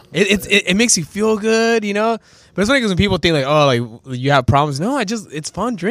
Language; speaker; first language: English; early bilingual, other home language; Spanish